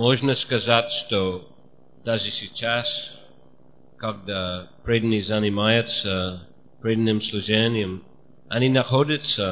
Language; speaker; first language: Russian; non-native, fluent; English